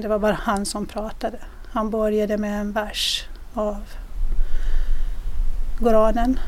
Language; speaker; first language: Swedish; non-native, fluent; Persian